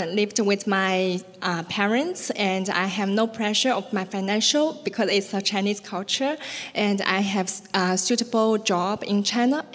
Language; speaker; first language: English; non-native, learner; Chinese